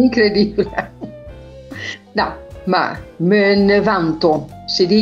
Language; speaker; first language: Italian; non-native, fluent; Dutch